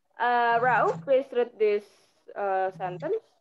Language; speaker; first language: English; non-native, fluent; Indonesian